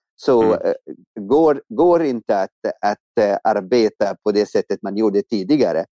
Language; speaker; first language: Swedish; non-native, fluent; Arabic